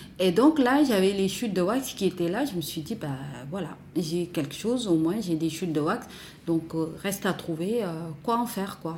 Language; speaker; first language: French; non-native, local second language; Wolof